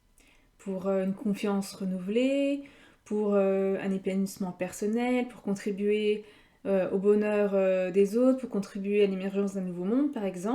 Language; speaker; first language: French; native; French